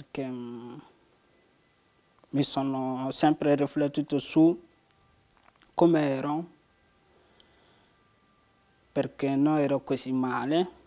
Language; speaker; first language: Italian; non-native, learner; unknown